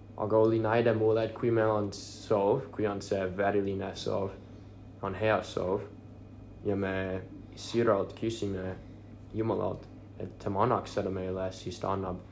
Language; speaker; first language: Estonian; non-native, fluent; English